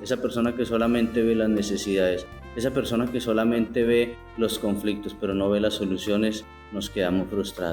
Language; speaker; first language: Spanish; native; Spanish